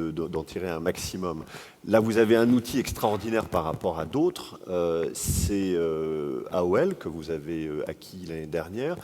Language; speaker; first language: French; native; French